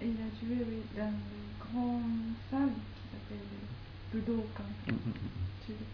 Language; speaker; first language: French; non-native, learner; Japanese